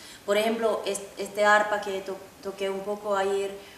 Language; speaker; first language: Spanish; non-native, fluent; Finnish